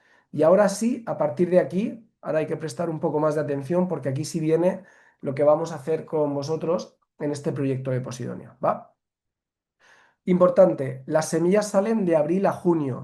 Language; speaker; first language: Spanish; native; Spanish